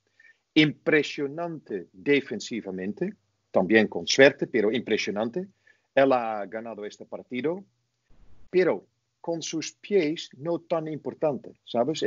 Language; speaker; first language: Spanish; non-native, fluent; Dutch